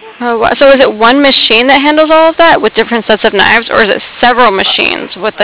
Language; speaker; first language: English; native; English